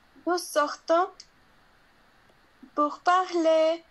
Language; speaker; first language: French; non-native, learner; Spanish